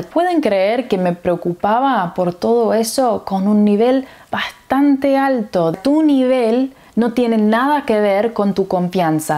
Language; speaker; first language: Spanish; early bilingual, heritage; English